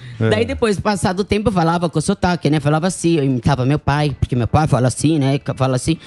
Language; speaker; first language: Portuguese; early bilingual, other home language; Italian